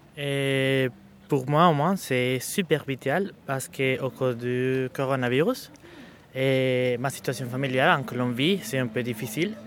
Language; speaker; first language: French; non-native, learner; Spanish